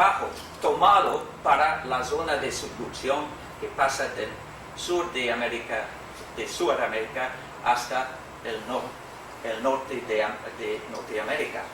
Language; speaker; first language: Spanish; non-native, fluent; English